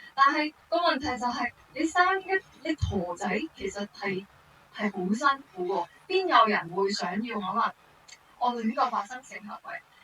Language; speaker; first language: Cantonese; non-native, local second language; Chinese